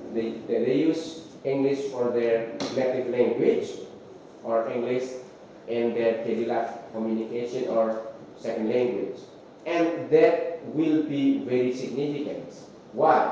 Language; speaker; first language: English; non-native, fluent; Indonesian